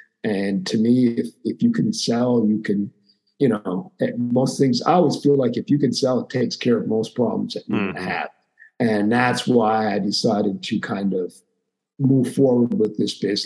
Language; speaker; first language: English; native; English